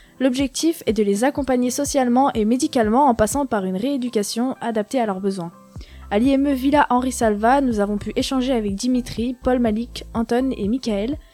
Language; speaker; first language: French; native; French